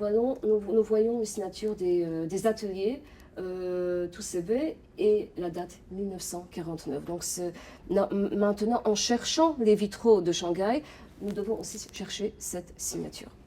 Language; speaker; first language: French; non-native, fluent; Polish